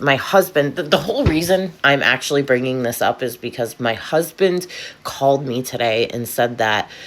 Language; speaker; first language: English; native; English